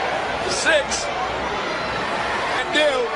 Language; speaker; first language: English; native; English